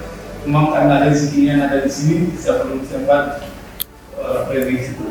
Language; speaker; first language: Indonesian; non-native, fluent; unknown